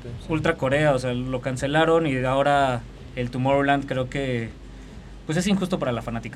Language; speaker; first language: Spanish; native; Spanish